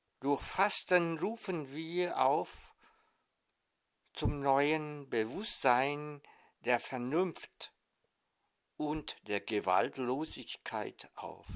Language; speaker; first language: German; non-native, fluent; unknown